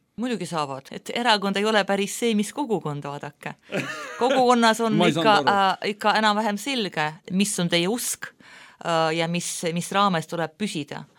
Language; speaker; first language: Estonian; non-native, local second language; Russian